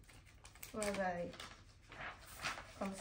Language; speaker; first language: French; non-native, learner; Japanese